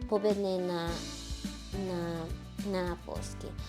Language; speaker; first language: Polish; non-native, learner; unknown